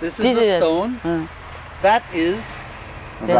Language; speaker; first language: English; non-native, fluent; Korean